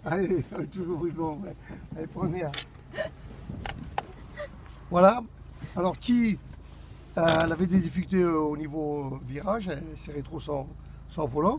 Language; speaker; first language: French; native; French